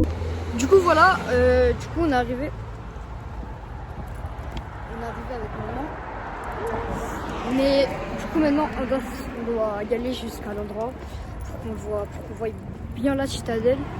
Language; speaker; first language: French; native; French